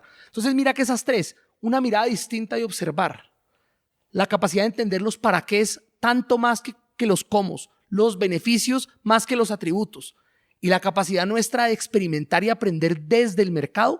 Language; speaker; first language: Spanish; native; Spanish